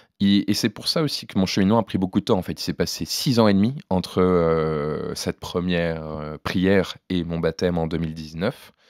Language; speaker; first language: French; native; French